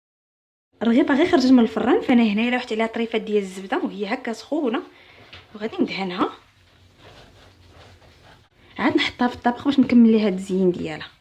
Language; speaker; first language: Arabic; native; Arabic